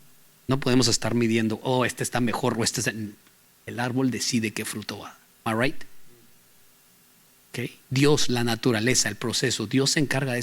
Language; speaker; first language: Spanish; native; Spanish